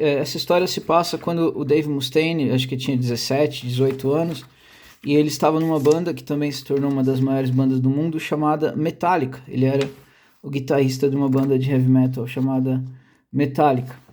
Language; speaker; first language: Portuguese; native; Portuguese